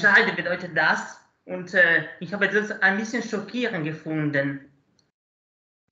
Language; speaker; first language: German; non-native, learner; Italian